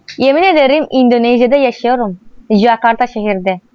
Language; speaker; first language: Turkish; non-native, learner; Indonesian